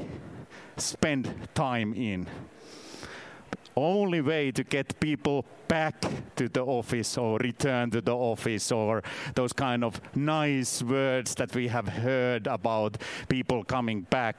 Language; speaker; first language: English; non-native, fluent; Finnish